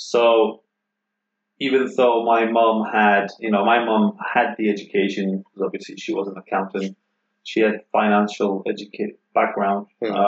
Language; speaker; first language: English; non-native, fluent; Polish